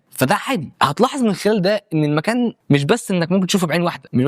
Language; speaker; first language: Arabic; native; Arabic